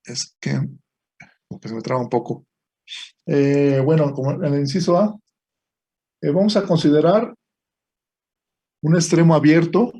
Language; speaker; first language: Spanish; native; Spanish